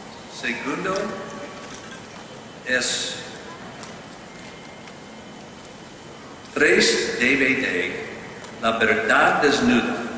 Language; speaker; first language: Spanish; non-native, learner; English